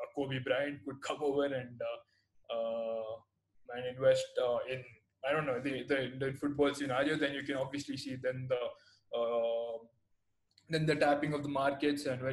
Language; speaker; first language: English; non-native, local second language; Telugu